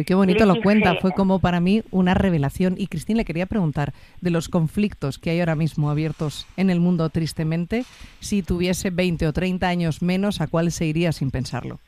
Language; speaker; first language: Spanish; native; Spanish